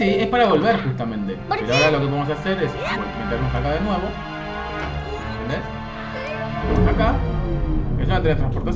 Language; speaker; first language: Spanish; native; Spanish